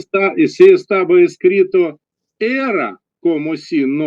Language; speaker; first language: Spanish; non-native, learner; Russian